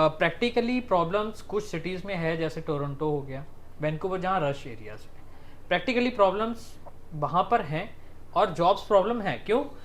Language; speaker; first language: Hindi; non-native, local second language; Punjabi